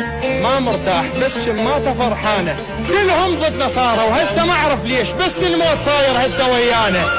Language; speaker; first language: Arabic; native; Arabic